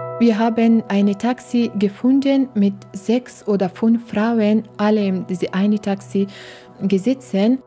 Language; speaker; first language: German; non-native, learner; Persian